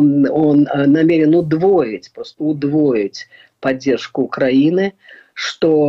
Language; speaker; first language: Russian; native; Russian